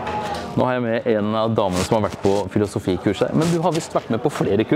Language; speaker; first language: Norwegian; native; Norwegian